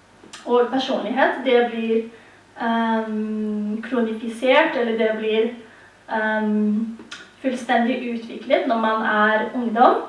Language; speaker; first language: Norwegian; early bilingual, heritage; Tigrinya